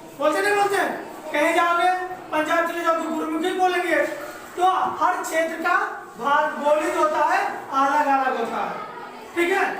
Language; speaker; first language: Hindi; native; Hindi